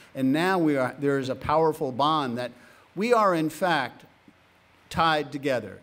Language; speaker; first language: English; native; English